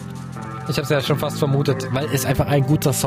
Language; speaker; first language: German; native; German